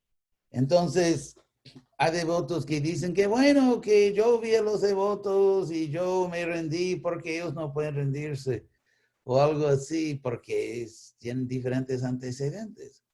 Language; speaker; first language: Spanish; non-native, fluent; English